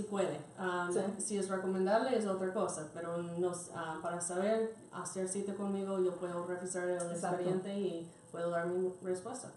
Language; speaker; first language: Spanish; non-native, fluent; English